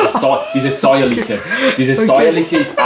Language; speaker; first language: German; native; German